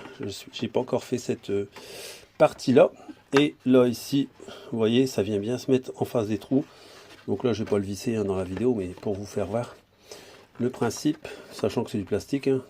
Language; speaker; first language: French; native; French